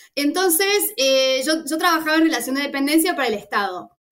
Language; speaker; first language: Spanish; native; Spanish